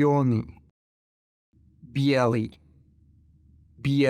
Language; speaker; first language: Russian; non-native, fluent; English